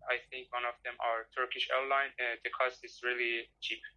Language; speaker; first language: English; non-native, learner; Persian